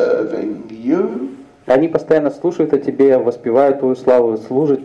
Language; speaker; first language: Russian; native; Russian